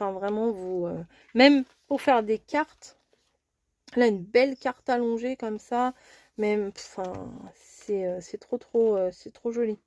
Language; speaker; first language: French; native; French